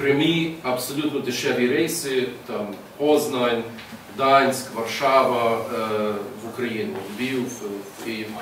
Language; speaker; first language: Ukrainian; early bilingual, heritage; English